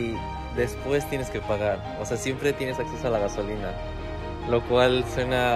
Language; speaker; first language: Spanish; native; Spanish